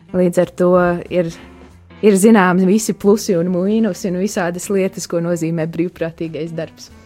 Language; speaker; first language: Latvian; native; Latvian